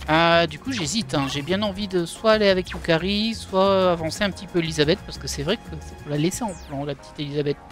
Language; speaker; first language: French; native; French